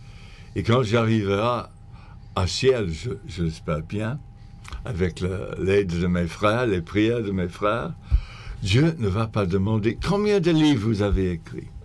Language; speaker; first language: French; non-native, fluent; English